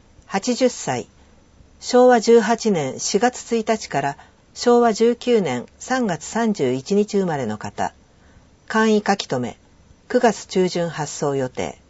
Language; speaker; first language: Japanese; native; Japanese